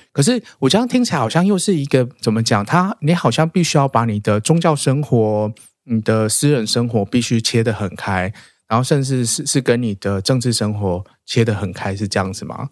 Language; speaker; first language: Chinese; native; Chinese